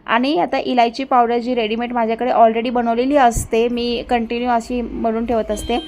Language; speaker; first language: Marathi; early bilingual, other home language; Hindi